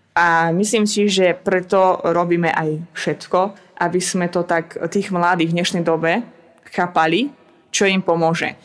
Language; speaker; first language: Slovak; non-native, fluent; Russian